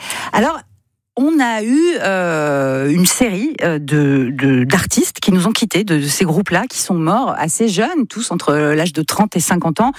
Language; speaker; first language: French; native; French